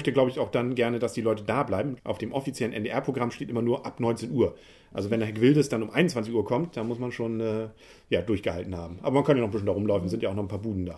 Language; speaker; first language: German; native; German